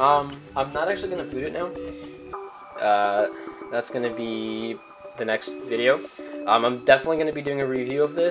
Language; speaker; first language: English; native; English